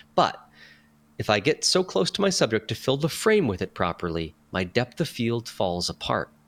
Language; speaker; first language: English; native; English